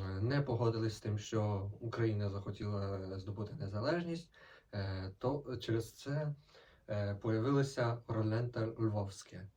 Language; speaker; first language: Ukrainian; native; Ukrainian